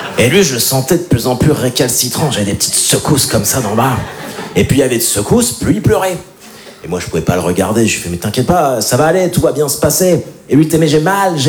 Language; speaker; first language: French; native; French